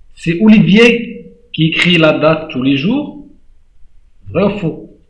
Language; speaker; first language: French; non-native, local second language; Arabic